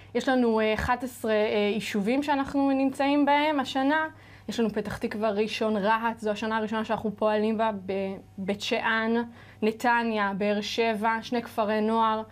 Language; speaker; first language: Hebrew; native; Hebrew